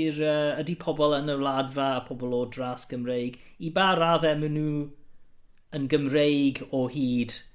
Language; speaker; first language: Welsh; non-native, local second language; English